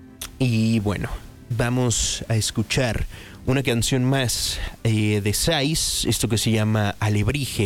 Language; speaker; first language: Spanish; native; Spanish